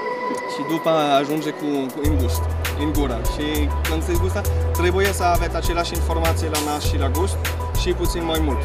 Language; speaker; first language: Romanian; non-native, fluent; French